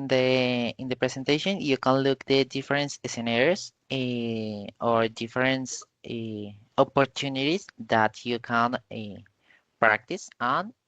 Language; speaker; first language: English; non-native, learner; Spanish